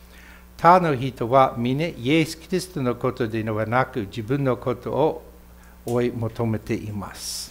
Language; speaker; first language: Japanese; non-native, fluent; English